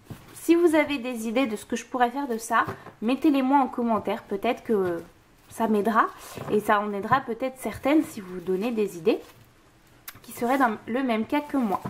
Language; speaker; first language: French; native; French